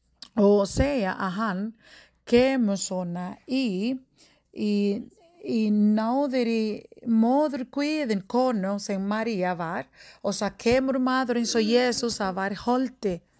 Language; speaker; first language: Icelandic; non-native, learner; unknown